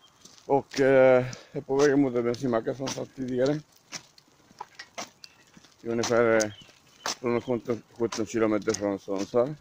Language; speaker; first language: Swedish; non-native, learner; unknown